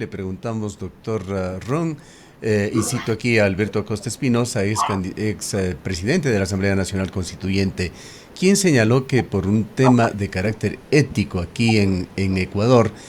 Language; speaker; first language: Spanish; native; Spanish